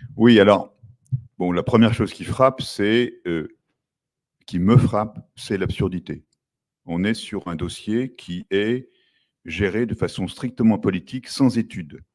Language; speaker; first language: French; native; French